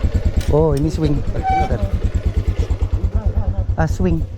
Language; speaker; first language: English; non-native, fluent; Indonesian